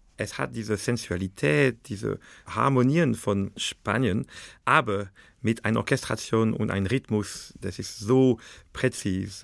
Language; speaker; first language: German; non-native, fluent; French